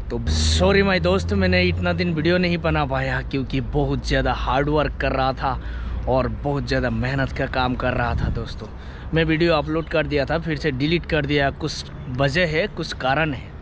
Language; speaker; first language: Hindi; non-native, local second language; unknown